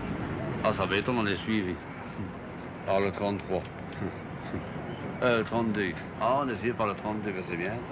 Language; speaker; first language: French; native; French